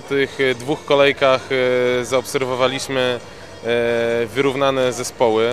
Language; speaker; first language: Polish; native; Polish